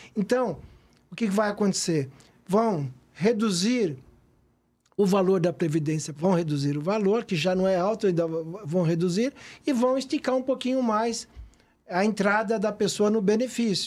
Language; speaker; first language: Portuguese; native; Portuguese